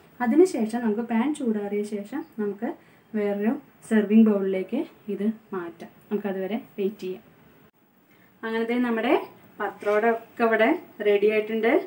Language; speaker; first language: Malayalam; non-native, local second language; Konkani